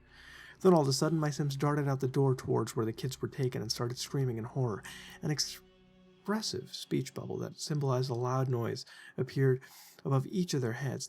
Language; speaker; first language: English; native; English